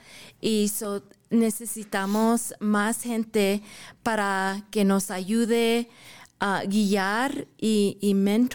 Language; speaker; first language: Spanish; early bilingual, heritage; English